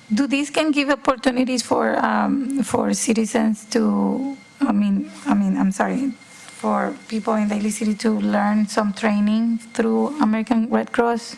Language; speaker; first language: English; non-native, fluent; Spanish